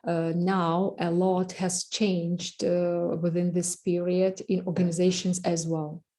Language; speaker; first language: English; non-native, fluent; Russian